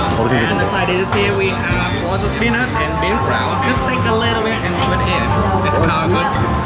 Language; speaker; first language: English; non-native, fluent; Vietnamese